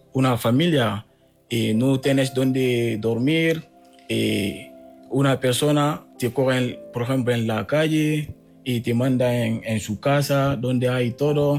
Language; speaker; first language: Spanish; non-native, learner; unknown